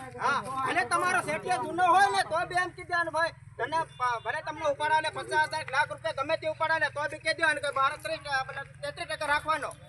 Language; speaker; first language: Gujarati; non-native, local second language; Bhili